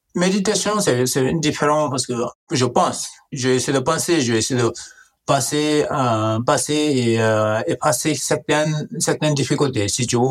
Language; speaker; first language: French; non-native, learner; Nepali